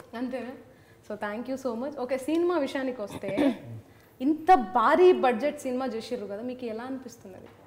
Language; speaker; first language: Telugu; native; Telugu